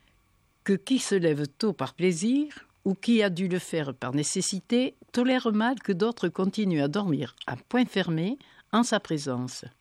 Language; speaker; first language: French; native; French